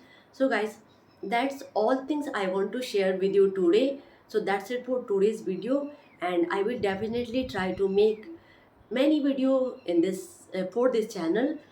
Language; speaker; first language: English; non-native, learner; Hindi